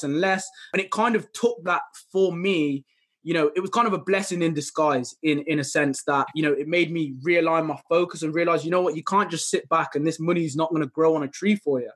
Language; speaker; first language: English; native; English